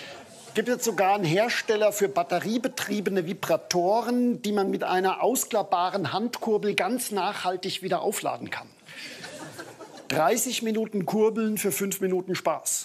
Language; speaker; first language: German; native; German